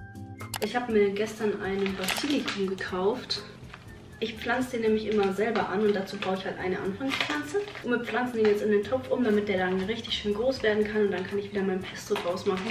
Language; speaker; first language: German; native; German